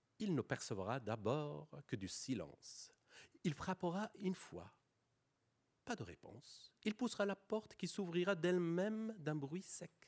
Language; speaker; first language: French; non-native, fluent; Persian